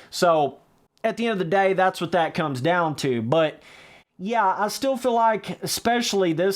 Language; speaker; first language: English; native; English